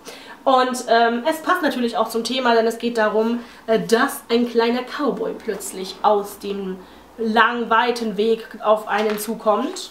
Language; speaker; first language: German; native; German